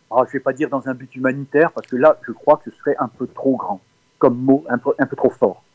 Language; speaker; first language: French; native; French